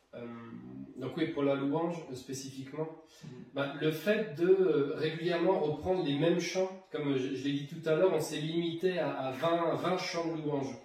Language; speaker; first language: French; native; French